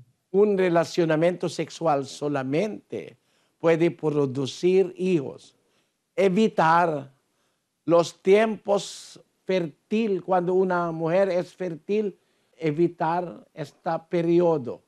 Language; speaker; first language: Spanish; non-native, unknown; Filipino